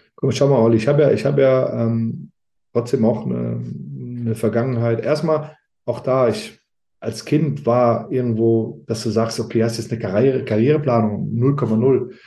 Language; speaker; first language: German; early bilingual, other home language; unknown